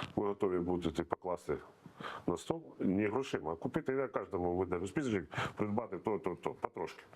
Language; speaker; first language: Ukrainian; non-native, local second language; Russian